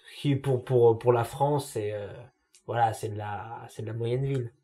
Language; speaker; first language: French; native; French